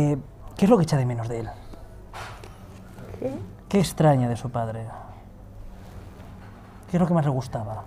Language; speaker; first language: Spanish; native; Spanish